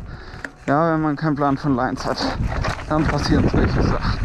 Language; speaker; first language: German; native; German